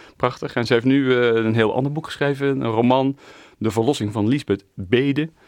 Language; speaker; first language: Dutch; native; Dutch